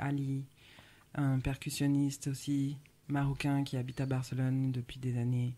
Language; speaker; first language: French; native; French